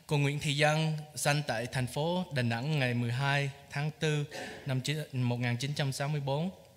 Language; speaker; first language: Vietnamese; early bilingual, heritage; Vietnamese